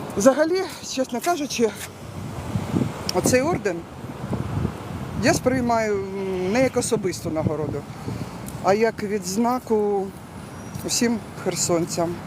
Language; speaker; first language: Ukrainian; native; Ukrainian